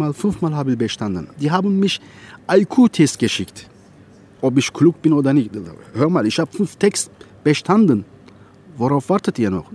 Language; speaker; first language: German; non-native, fluent; Turkish